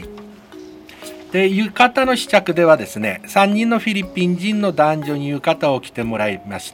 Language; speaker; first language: Japanese; native; Japanese